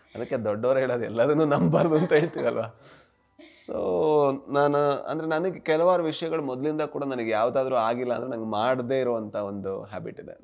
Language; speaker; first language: Kannada; native; Kannada